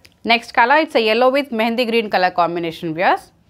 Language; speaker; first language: English; non-native, local second language; Telugu